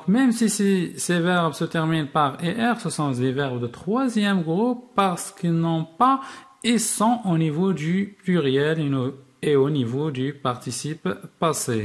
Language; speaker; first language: French; non-native, local second language; Arabic